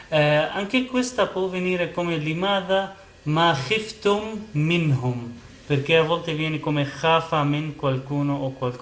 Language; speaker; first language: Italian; non-native, fluent; Arabic